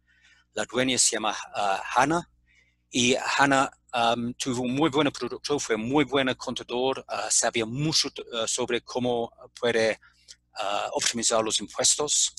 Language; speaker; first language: Spanish; non-native, fluent; English